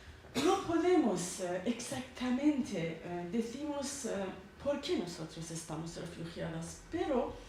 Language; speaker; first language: Spanish; non-native, learner; Persian